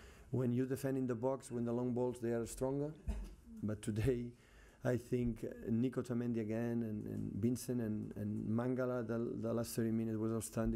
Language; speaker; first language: English; non-native, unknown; Catalan